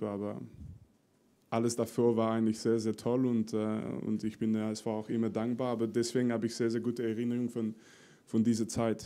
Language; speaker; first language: German; non-native, fluent; French